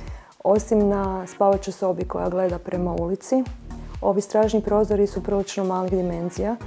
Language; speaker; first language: Croatian; native; Croatian